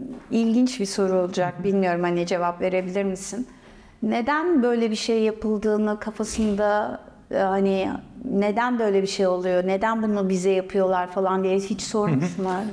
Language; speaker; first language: Turkish; native; Turkish